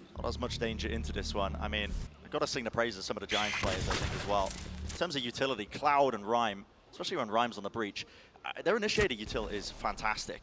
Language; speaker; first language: English; native; English